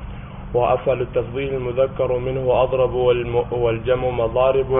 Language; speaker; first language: Arabic; non-native, learner; Urdu